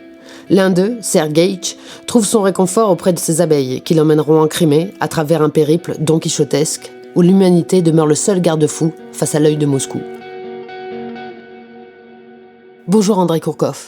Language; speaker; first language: French; native; French